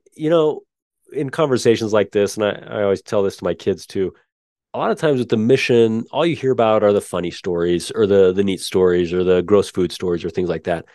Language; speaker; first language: English; native; English